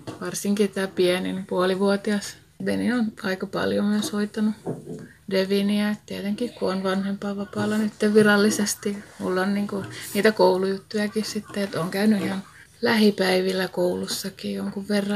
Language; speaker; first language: Finnish; native; Finnish